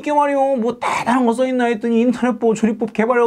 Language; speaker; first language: Korean; native; Korean